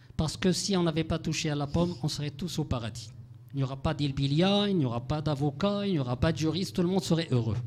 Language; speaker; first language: French; non-native, local second language; Arabic